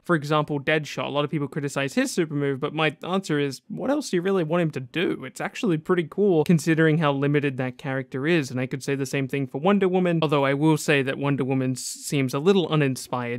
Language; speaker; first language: English; native; English